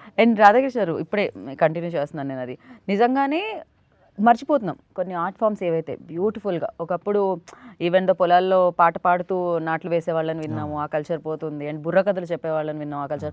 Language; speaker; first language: Telugu; native; Telugu